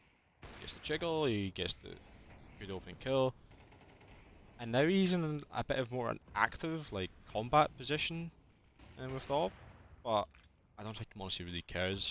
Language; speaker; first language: English; native; English